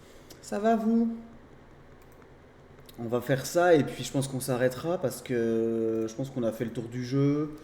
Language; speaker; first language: French; native; French